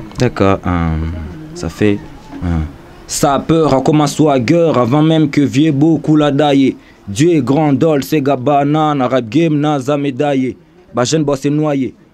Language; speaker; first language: French; non-native, local second language; Lingala